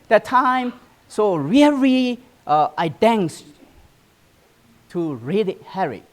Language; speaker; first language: English; non-native, learner; Burmese